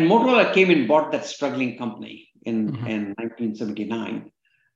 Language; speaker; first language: English; non-native, local second language; Kannada